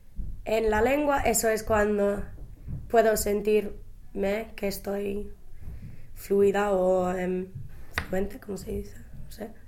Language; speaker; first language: Spanish; non-native, fluent; English